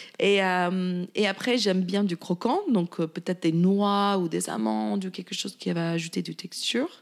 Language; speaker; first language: French; non-native, fluent; English